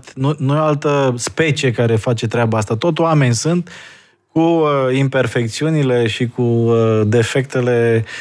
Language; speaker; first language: Romanian; native; Romanian